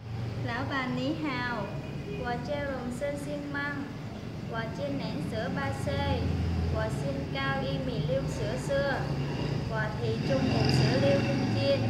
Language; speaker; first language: Chinese; non-native, learner; Vietnamese